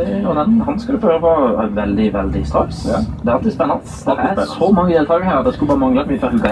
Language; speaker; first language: Norwegian; native; Norwegian